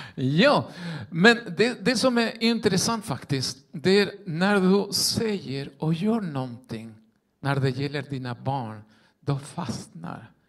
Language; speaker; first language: Swedish; non-native, fluent; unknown